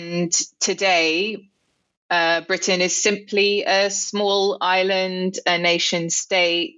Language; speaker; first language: English; native; English